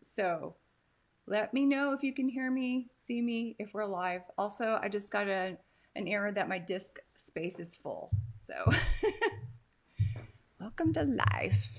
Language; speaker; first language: English; native; English